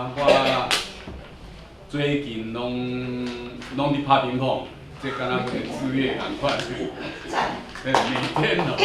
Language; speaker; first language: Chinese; non-native, local second language; Min Nan Chinese